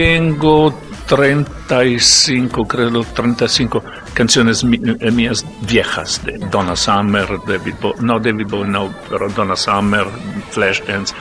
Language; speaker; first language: Spanish; non-native, learner; Italian